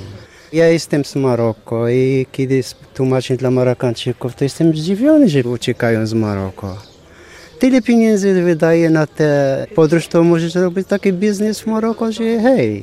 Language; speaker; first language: Polish; non-native, fluent; Arabic